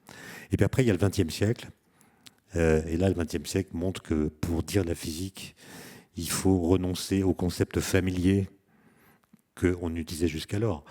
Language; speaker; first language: French; native; French